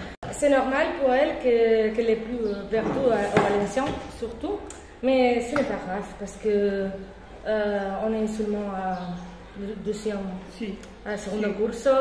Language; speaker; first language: French; non-native, fluent; Spanish